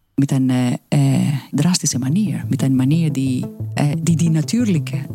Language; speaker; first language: Dutch; non-native, fluent; Greek